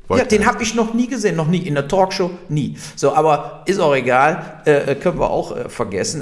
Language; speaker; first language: German; native; German